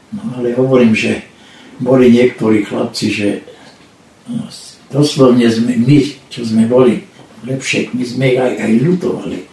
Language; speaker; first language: Slovak; non-native, local second language; Hungarian